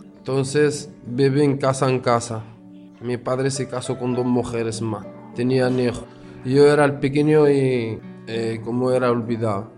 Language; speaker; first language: Spanish; non-native, fluent; Arabic